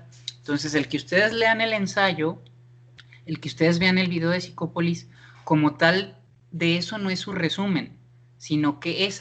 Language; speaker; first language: Spanish; native; Spanish